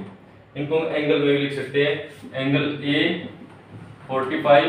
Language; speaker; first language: Hindi; native; Hindi